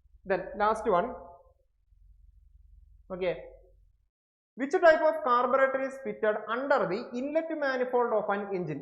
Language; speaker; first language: English; non-native, local second language; Malayalam